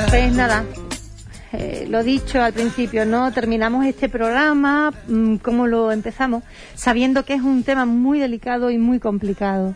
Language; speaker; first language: Spanish; native; Spanish